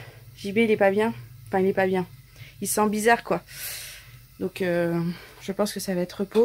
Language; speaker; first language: French; native; French